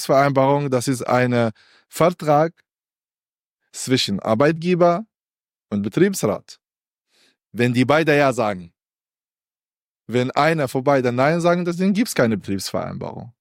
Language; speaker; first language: German; non-native, learner; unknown